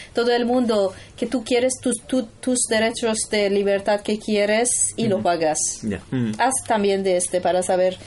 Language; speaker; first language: Spanish; non-native, learner; Persian